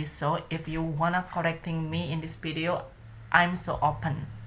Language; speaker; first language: English; non-native, learner; Indonesian